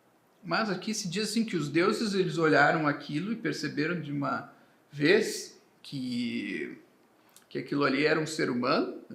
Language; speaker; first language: Portuguese; native; Portuguese